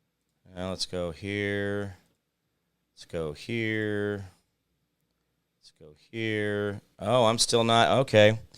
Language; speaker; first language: English; native; English